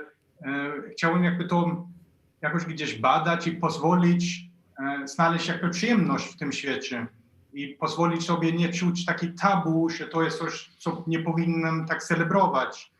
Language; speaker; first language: Polish; non-native, fluent; Swedish